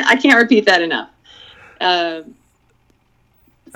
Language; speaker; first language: English; non-native, local second language; Filipino